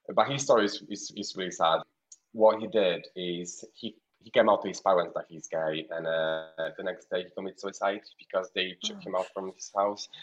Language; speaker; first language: English; non-native, fluent; Polish